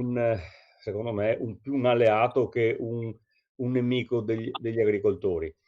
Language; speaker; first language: Italian; native; Italian